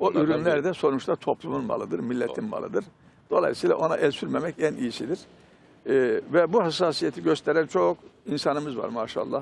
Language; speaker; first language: Turkish; native; Turkish